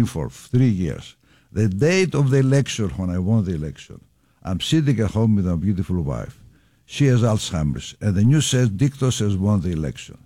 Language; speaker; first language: English; non-native, fluent; Greek